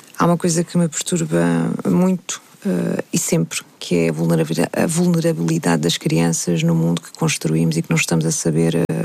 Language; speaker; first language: Portuguese; native; Portuguese